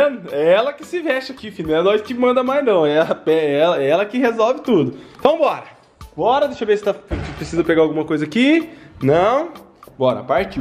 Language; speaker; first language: Portuguese; native; Portuguese